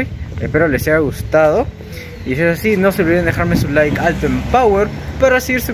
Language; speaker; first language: Spanish; native; Spanish